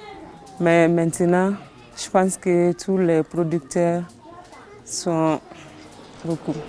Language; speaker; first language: French; non-native, local second language; Bambara